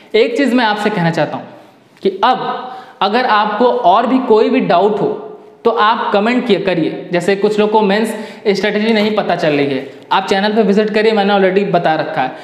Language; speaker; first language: Hindi; native; Hindi